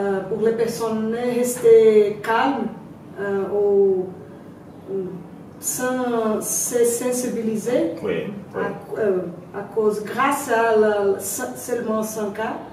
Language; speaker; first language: French; non-native, learner; Portuguese